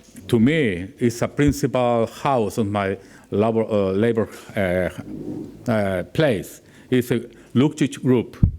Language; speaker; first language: English; non-native, learner; Spanish